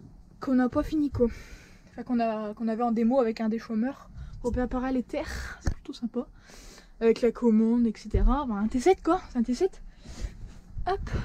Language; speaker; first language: French; native; French